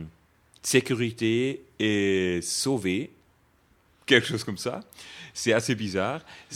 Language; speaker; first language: French; non-native, fluent; German